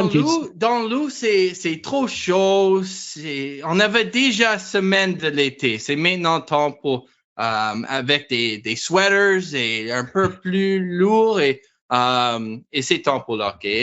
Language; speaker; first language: French; non-native, learner; English